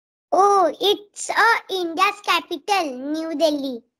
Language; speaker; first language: English; non-native, learner; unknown